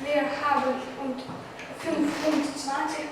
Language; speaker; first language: German; non-native, learner; Russian